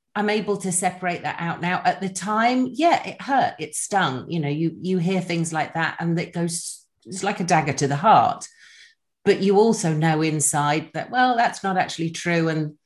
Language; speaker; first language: English; native; English